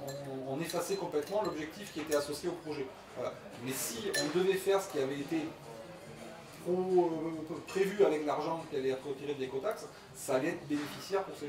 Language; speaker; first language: French; native; French